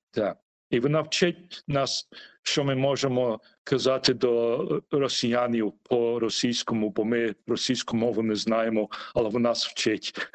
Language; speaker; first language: Ukrainian; early bilingual, heritage; Ukrainian